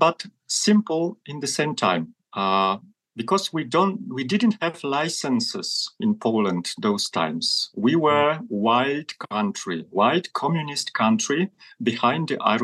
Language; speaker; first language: English; non-native, fluent; Polish